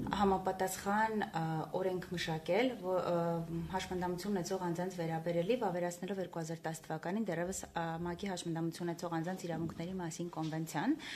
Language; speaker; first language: Armenian; native; Armenian